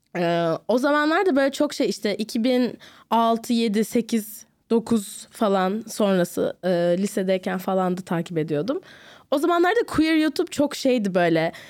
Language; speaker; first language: Turkish; native; Turkish